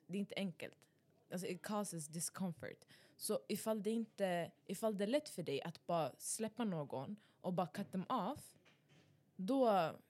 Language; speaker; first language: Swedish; early bilingual, other home language; Arabic